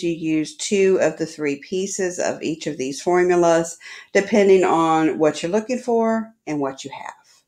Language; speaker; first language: English; native; English